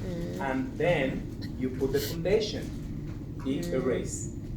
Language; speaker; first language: English; non-native, learner; Spanish